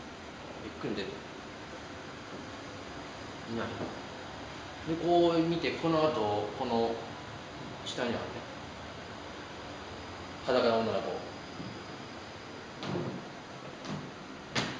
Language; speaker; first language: Japanese; native; Japanese